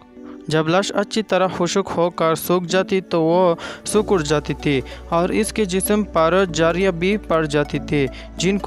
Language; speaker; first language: Urdu; native; Urdu